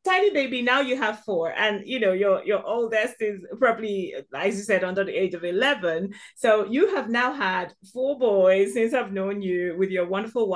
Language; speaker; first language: English; non-native, local second language; Igbo